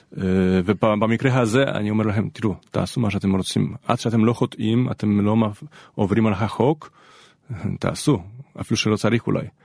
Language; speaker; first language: Hebrew; non-native, fluent; Polish